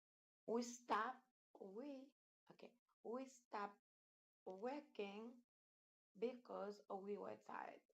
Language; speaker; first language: English; non-native, learner; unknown